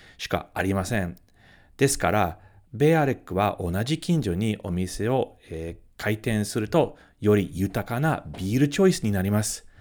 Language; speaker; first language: Japanese; non-native, fluent; English